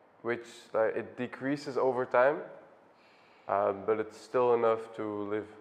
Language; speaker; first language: English; non-native, fluent; Dutch